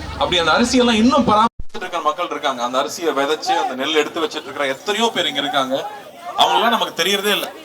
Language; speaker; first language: Tamil; native; Tamil